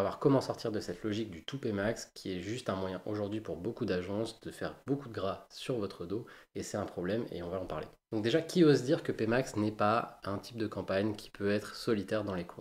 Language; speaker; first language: French; native; French